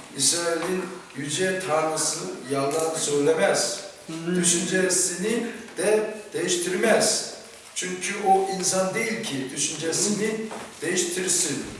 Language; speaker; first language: Turkish; non-native, fluent; Korean